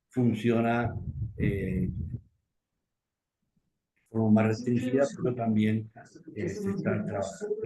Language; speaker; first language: Spanish; native; Spanish